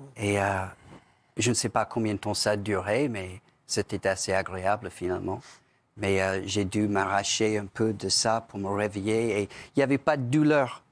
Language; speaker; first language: French; non-native, fluent; English